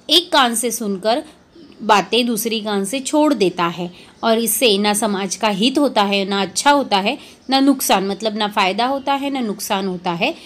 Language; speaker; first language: Hindi; non-native, local second language; Marathi